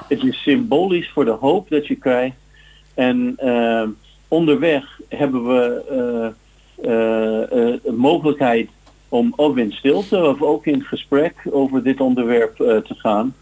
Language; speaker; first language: Dutch; non-native, fluent; English